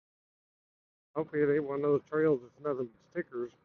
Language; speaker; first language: English; native; English